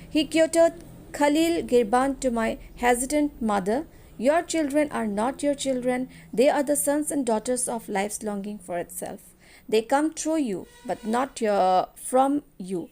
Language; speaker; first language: English; non-native, local second language; Assamese